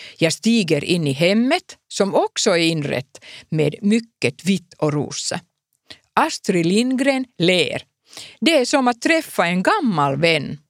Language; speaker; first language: Swedish; non-native, local second language; Finnish